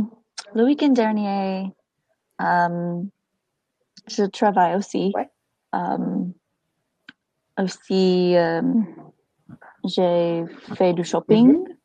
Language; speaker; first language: French; non-native, learner; English